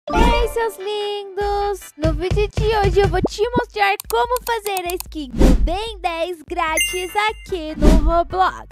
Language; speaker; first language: Portuguese; native; Portuguese